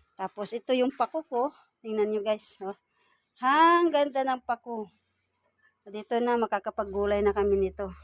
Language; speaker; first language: Filipino; non-native, local second language; Waray